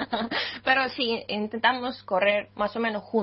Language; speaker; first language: Spanish; non-native, fluent; Russian